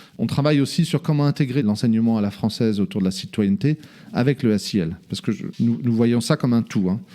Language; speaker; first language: French; native; French